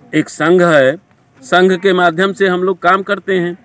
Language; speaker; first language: Hindi; native; Hindi